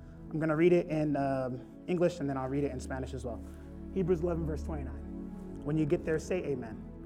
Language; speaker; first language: English; native; English